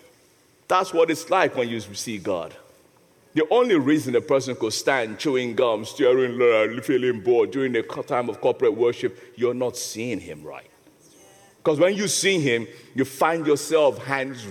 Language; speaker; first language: English; non-native, local second language; Yoruba